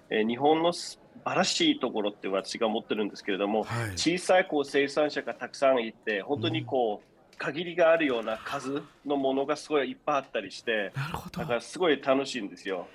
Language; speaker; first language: Japanese; non-native, fluent; Danish